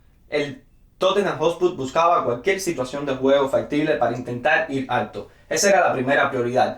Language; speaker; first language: Spanish; native; Spanish